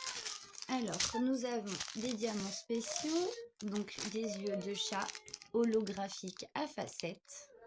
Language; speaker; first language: French; native; French